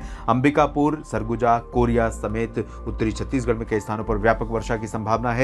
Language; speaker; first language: Hindi; native; Hindi